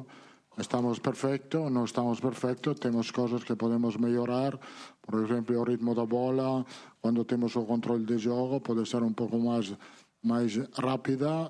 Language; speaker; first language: Portuguese; non-native, learner; Italian